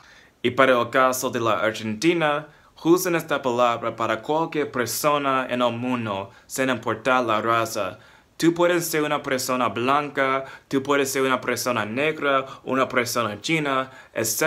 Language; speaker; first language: Spanish; non-native, fluent; English